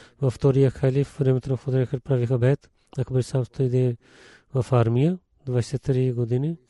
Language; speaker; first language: Bulgarian; non-native, learner; Urdu